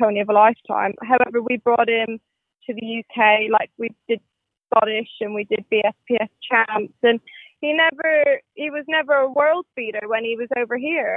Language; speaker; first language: English; native; English